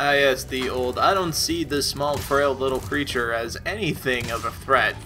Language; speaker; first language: English; native; English